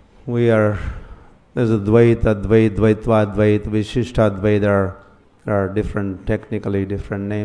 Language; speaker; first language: English; non-native, local second language; Marathi